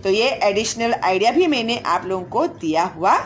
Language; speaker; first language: Hindi; non-native, local second language; Marathi